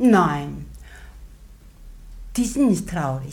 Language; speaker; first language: German; non-native, learner; Korean